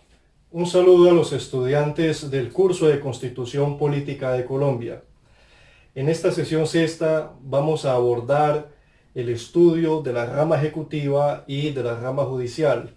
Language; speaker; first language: Spanish; native; Spanish